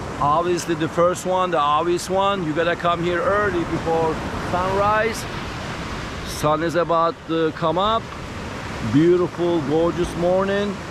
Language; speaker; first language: English; native; English